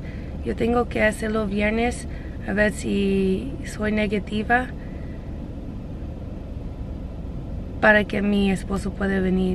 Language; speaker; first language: Spanish; early bilingual, heritage; Spanish